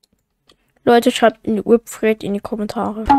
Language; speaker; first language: German; native; German